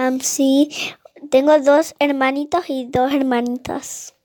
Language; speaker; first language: Spanish; early bilingual, heritage; Spanish